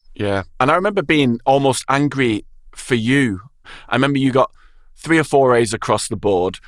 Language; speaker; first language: English; native; English